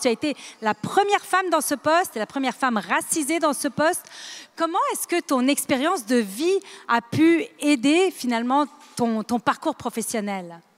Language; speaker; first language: French; native; French